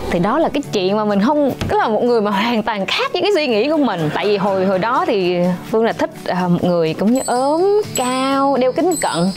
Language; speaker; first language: Vietnamese; native; Vietnamese